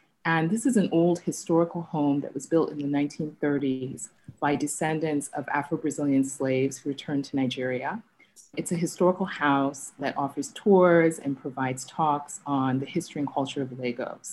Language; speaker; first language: English; non-native, local second language; Yoruba